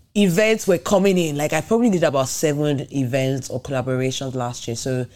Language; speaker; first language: English; non-native, local second language; Yoruba